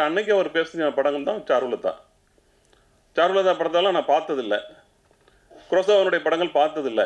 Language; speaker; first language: Tamil; native; Tamil